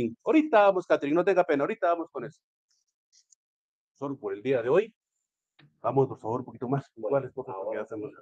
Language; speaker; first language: Spanish; native; Spanish